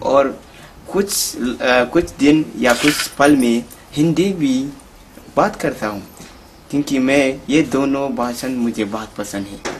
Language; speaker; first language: Hindi; non-native, fluent; Hausa